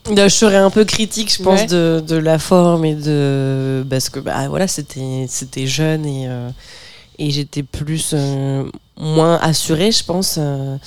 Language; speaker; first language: French; native; French